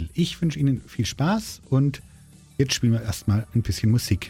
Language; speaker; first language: German; native; German